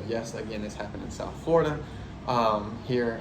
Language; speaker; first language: English; native; English